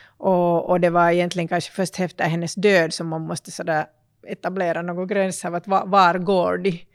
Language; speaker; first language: Swedish; native; Swedish